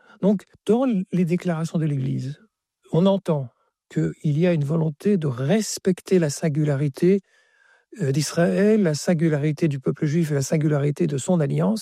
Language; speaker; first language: French; native; French